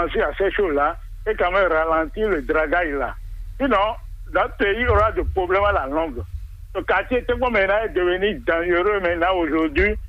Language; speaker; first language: French; non-native, local second language; Fon